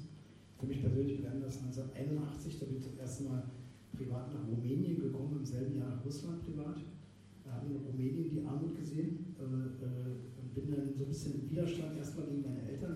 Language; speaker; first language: German; native; German